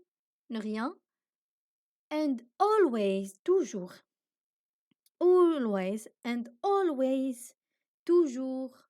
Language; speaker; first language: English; non-native, fluent; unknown